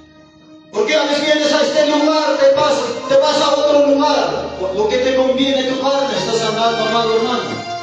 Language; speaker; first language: Spanish; non-native, local second language; Quechua